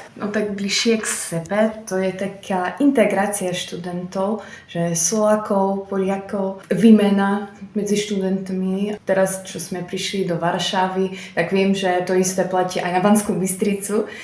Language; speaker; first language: Slovak; native; Slovak